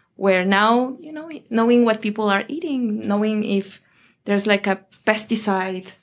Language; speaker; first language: English; non-native, fluent; Spanish